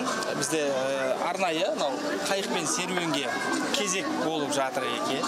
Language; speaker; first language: Kazakh; native; Kazakh